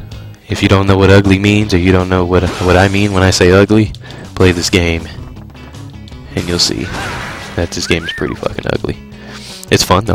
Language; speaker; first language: English; native; English